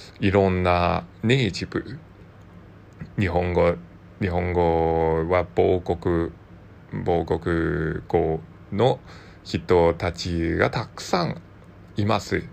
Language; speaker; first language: Japanese; non-native, learner; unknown